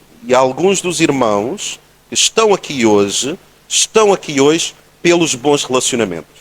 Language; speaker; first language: Portuguese; native; Portuguese